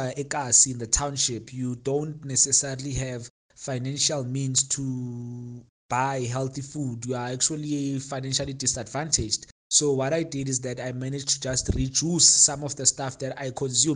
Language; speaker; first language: English; non-native, local second language; Xhosa